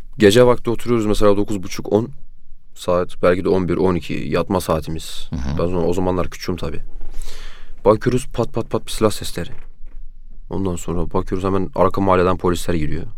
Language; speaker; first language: Turkish; native; Turkish